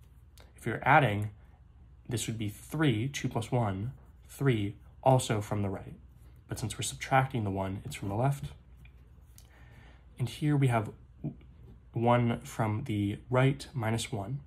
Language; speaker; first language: English; native; English